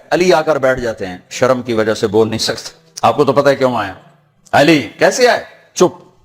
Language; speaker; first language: Urdu; non-native, local second language; Punjabi